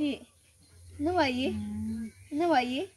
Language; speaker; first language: Spanish; non-native, local second language; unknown